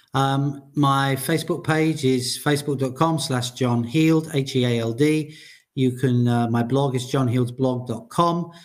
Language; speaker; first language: English; native; English